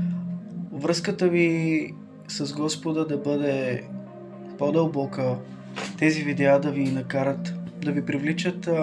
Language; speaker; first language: Bulgarian; native; Bulgarian